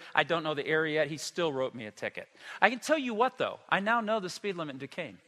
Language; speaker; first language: English; native; English